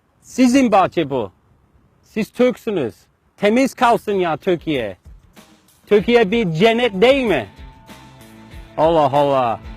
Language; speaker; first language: Turkish; non-native, learner; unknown